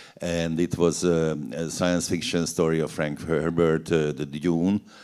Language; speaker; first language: English; non-native, fluent; Hungarian